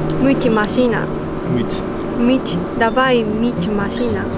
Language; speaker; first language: Russian; non-native, learner; Japanese